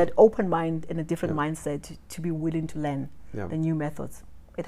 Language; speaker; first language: English; non-native, local second language; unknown